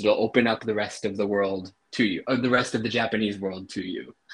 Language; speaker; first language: English; native; English